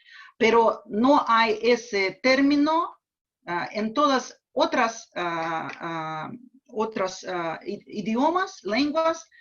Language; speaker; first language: Spanish; non-native, fluent; Russian